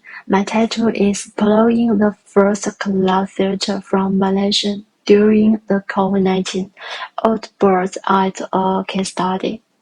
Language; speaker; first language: English; non-native, learner; Chinese